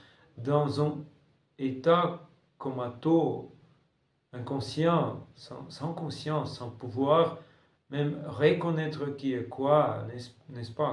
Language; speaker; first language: French; non-native, fluent; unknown